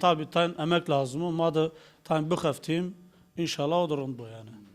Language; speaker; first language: Turkish; non-native, local second language; Zaza